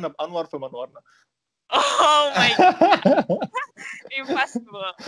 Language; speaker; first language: English; non-native, fluent; Polish